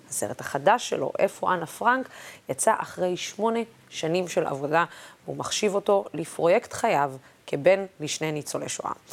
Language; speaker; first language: Hebrew; non-native, local second language; Arabic